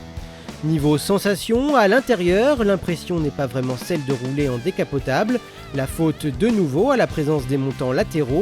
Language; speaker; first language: French; native; French